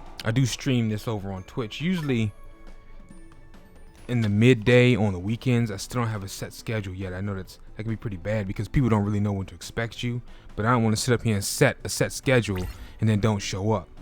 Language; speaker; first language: English; native; English